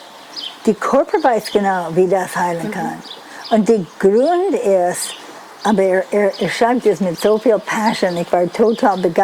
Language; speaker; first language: German; non-native, learner; English